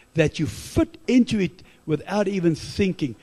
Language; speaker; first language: English; non-native, local second language; Afrikaans